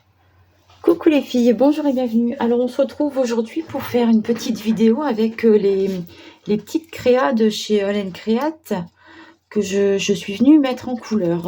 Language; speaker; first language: French; native; French